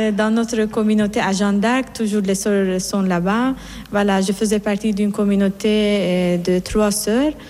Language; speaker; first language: French; non-native, fluent; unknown